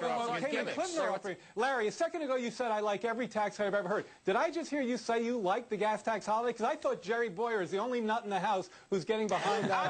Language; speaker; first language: English; native; English